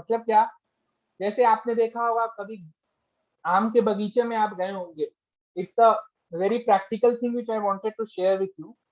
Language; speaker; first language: Hindi; native; Hindi